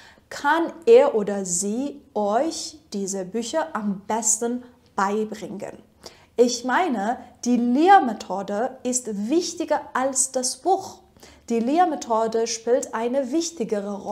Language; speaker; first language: German; non-native, fluent; Persian